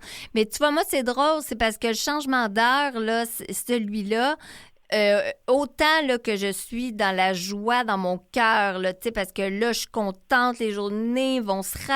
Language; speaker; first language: French; native; French